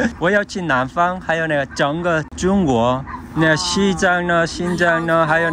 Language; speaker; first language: Chinese; non-native, learner; Korean